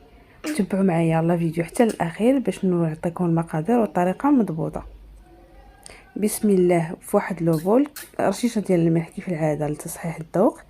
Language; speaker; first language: Arabic; native; Arabic